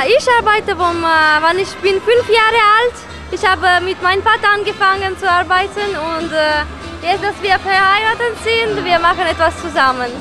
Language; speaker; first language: German; non-native, fluent; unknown